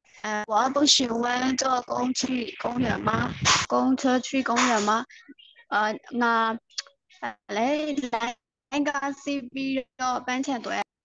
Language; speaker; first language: Chinese; non-native, learner; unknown